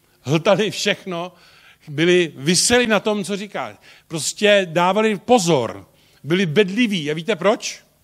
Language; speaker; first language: Czech; native; Czech